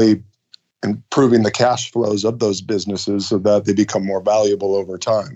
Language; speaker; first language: English; native; English